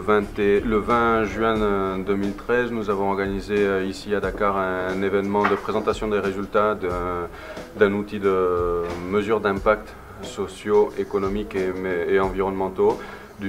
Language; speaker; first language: French; non-native, fluent; Spanish